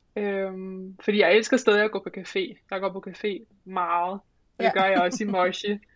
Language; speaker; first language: Danish; early bilingual, other home language; English